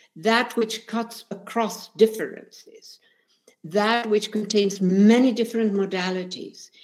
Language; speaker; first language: English; non-native, fluent; Spanish